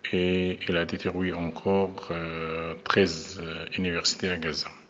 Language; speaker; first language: French; non-native, fluent; Arabic